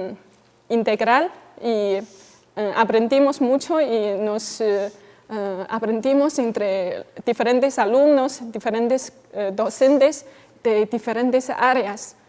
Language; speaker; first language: Spanish; non-native, fluent; Chinese